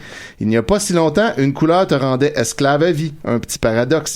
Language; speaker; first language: French; native; French